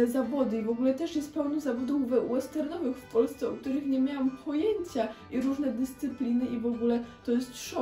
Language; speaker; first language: Polish; native; Polish